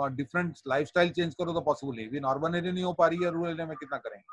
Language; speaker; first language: Hindi; non-native, local second language; Odia